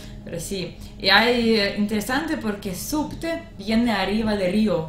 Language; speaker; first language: Spanish; non-native, learner; Russian